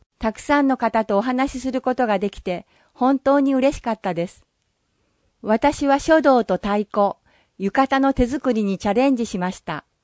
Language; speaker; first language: Japanese; native; Japanese